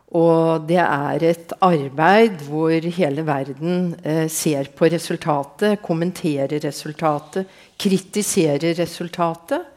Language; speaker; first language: Norwegian; native; Norwegian